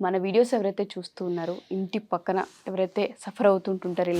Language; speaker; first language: Telugu; native; Telugu